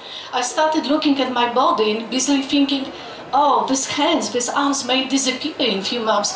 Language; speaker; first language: English; non-native, fluent; Polish